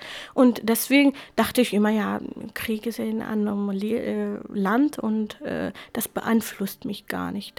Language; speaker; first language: German; non-native, fluent; Kurdish